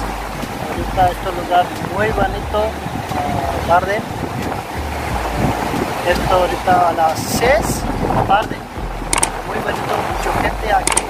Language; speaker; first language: Spanish; non-native, learner; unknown